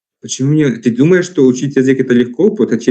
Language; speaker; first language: Russian; non-native, fluent; Arabic